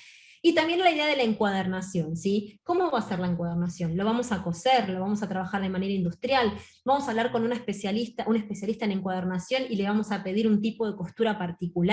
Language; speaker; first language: Spanish; native; Spanish